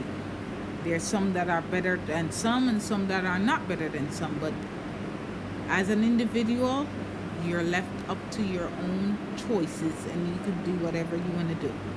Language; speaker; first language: English; native; English